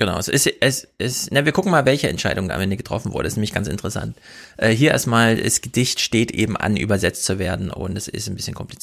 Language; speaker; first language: German; native; German